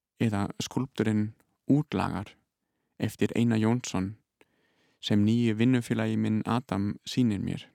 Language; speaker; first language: Icelandic; non-native, fluent; German